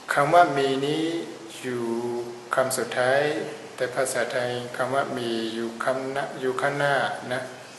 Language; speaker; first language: Thai; non-native, fluent; Burmese